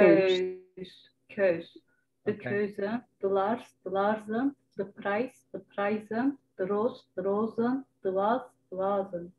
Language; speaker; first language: Dutch; non-native, learner; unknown